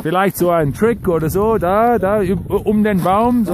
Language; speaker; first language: German; non-native, fluent; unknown